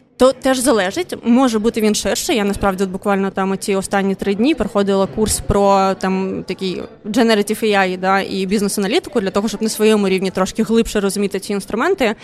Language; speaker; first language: Ukrainian; non-native, local second language; Russian